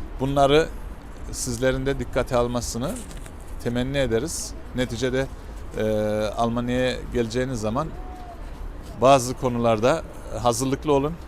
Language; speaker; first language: Turkish; native; Turkish